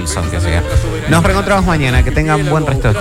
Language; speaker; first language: Spanish; native; Spanish